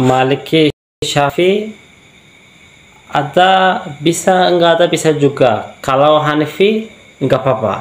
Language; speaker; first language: Indonesian; non-native, learner; Turkish